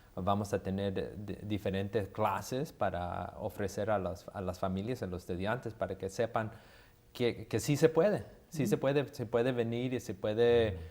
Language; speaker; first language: Spanish; early bilingual, heritage; Spanish